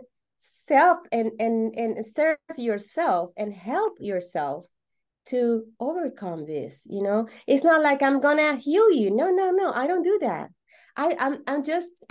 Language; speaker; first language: English; non-native, fluent; Spanish